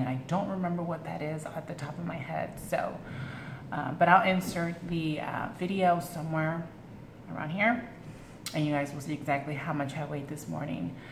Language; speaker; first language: English; native; English